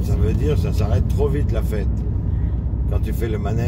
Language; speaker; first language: French; native; French